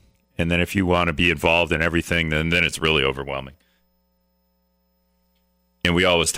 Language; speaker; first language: English; native; English